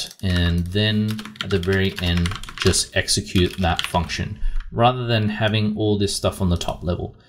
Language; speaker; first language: English; native; English